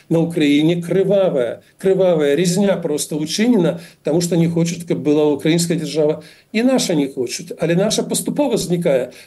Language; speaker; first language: Belarusian; native; Belarusian